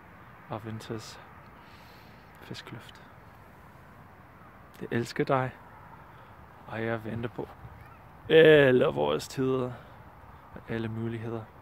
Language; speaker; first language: Danish; non-native, learner; English